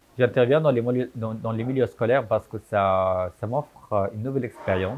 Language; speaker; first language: French; non-native, fluent; Arabic